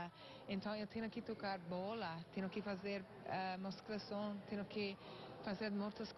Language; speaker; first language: Portuguese; non-native, learner; English